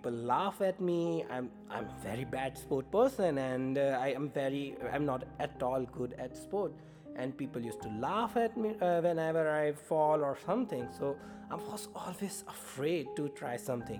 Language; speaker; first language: English; non-native, local second language; Hindi